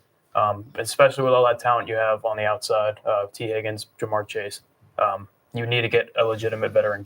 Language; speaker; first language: English; native; English